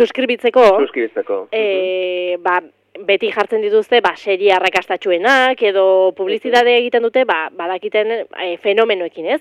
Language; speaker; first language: Basque; native; Basque